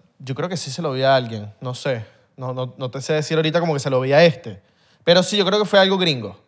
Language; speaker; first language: Spanish; native; Spanish